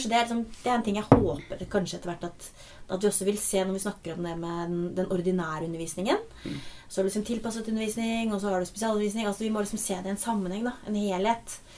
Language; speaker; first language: Norwegian; native; Norwegian